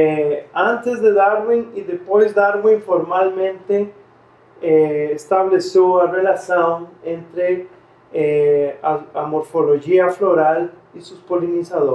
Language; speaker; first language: Portuguese; non-native, fluent; Spanish